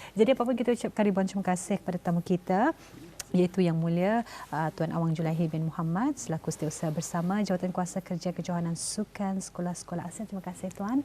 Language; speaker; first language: Malay; native; Malay